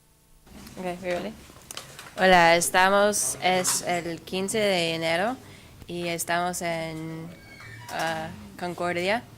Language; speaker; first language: Spanish; non-native, learner; English